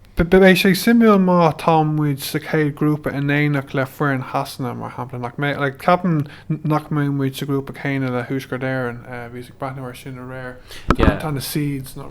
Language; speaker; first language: Irish; non-native, local second language; English